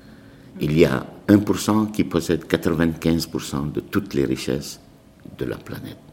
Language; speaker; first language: French; non-native, local second language; Arabic